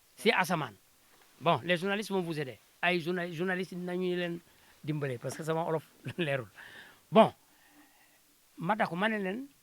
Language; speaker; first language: Wolof; non-native, local second language; Jola-Fonyi